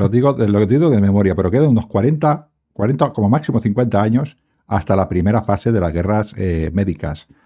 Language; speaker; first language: Spanish; native; Spanish